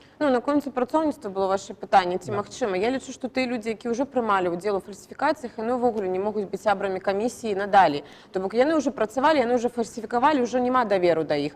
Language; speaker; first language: Belarusian; non-native, local second language; Russian